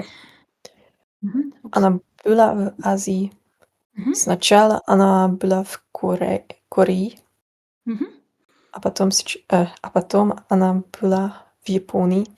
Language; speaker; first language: Russian; non-native, learner; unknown